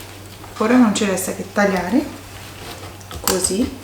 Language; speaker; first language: Italian; native; Italian